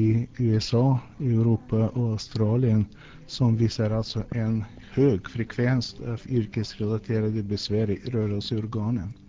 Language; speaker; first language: Swedish; non-native, fluent; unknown